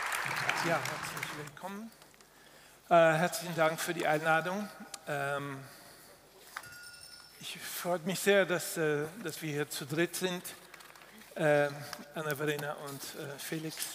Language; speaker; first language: German; non-native, fluent; Dutch